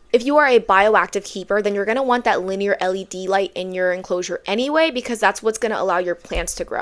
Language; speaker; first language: English; native; English